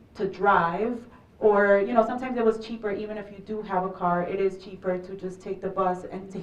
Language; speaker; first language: English; early bilingual, other home language; Spanish